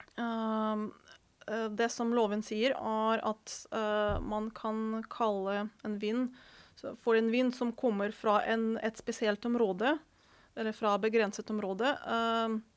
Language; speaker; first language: Norwegian; non-native, fluent; Ukrainian